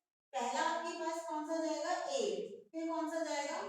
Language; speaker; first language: Hindi; native; Hindi